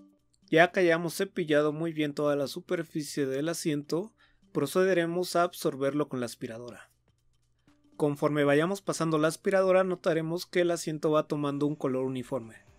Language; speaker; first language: Spanish; native; Spanish